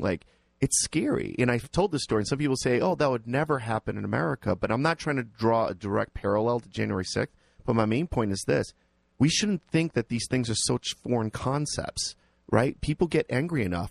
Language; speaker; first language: English; native; English